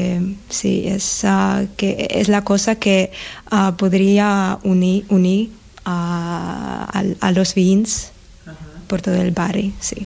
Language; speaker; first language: Catalan; non-native, learner; Russian